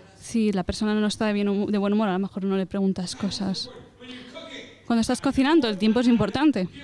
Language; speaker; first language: Spanish; non-native, fluent; English